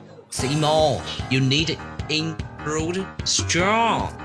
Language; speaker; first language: English; non-native, learner; Chinese